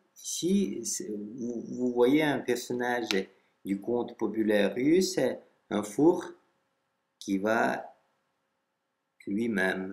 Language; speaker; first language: French; non-native, fluent; Russian